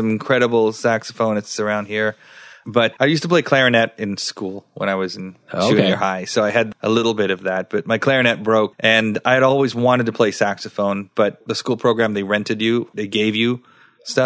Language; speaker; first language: English; early bilingual, other home language; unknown